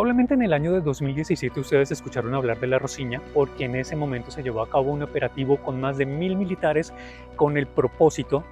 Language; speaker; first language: Spanish; native; Spanish